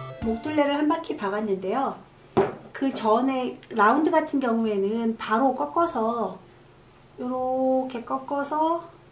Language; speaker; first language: Korean; native; Korean